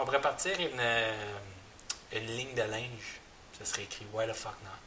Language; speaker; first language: French; native; French